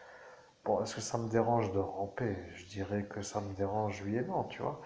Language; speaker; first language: French; native; French